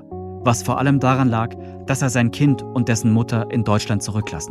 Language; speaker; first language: German; native; German